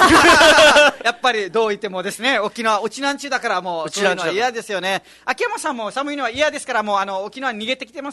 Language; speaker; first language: Japanese; non-native, fluent; Nepali